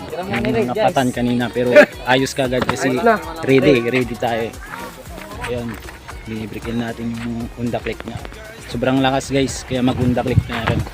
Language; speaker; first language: Filipino; native; Filipino